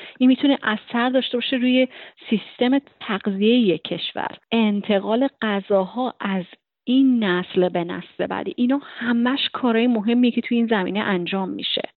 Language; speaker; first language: Persian; native; Persian